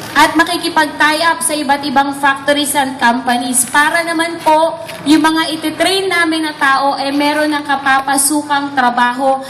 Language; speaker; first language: Filipino; native; Filipino